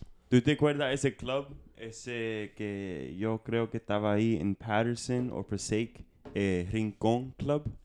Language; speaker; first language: Spanish; early bilingual, other home language; English